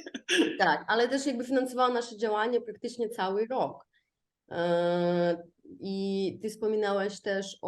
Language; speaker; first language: Polish; non-native, fluent; Ukrainian